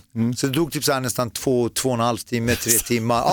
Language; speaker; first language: Swedish; early bilingual, other home language; Persian